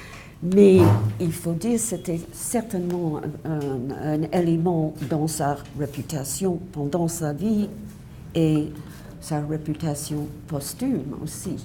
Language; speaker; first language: French; non-native, fluent; English